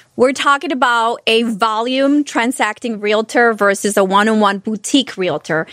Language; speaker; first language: English; non-native, fluent; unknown